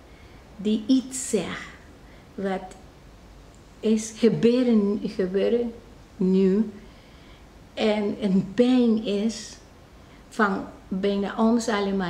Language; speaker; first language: Dutch; non-native, local second language; Papiamento